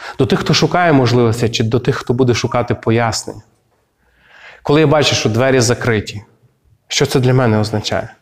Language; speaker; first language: Ukrainian; native; Ukrainian